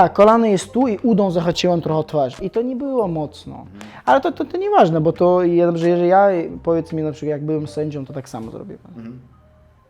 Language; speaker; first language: Polish; non-native, fluent; Chechen